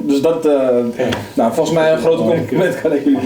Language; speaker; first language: Dutch; native; Dutch